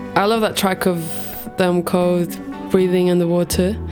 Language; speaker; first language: English; non-native, fluent; Portuguese